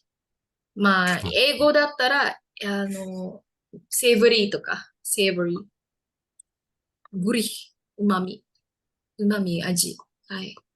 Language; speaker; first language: Japanese; non-native, fluent; Indonesian